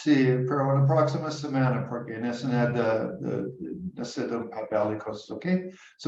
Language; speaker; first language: Spanish; non-native, learner; English